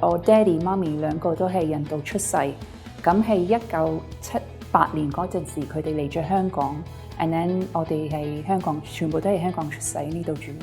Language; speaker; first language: Cantonese; non-native, local second language; Sindhi